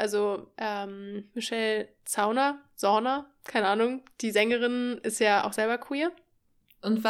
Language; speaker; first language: German; native; German